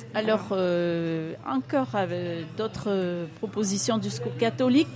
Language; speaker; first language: French; native; French